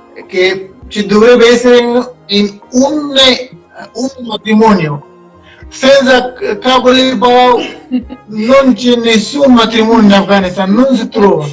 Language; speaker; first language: Italian; non-native, learner; Persian